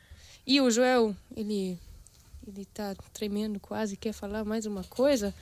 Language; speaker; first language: Portuguese; non-native, fluent; German